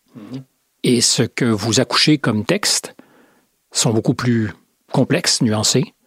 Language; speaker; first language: French; native; French